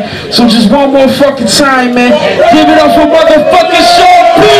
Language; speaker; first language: English; native; English